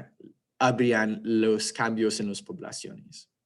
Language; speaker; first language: Spanish; non-native, fluent; English